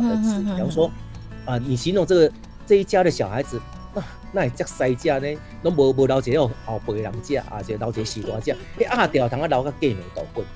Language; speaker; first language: Chinese; non-native, local second language; Min Nan Chinese